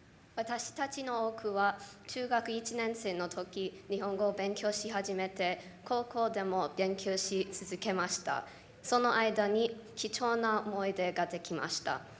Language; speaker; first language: Japanese; non-native, learner; English